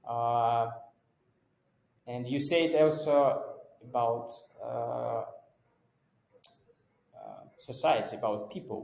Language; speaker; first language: English; non-native, fluent; Russian